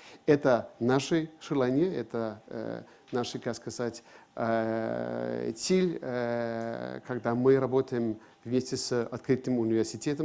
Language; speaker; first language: Russian; non-native, fluent; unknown